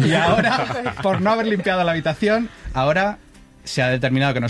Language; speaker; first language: Spanish; native; Spanish